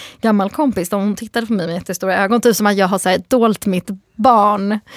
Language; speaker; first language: Swedish; early bilingual, other home language; Persian